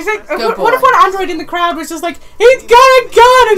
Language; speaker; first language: English; native; English